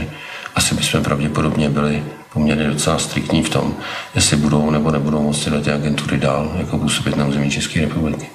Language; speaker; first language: Czech; native; Czech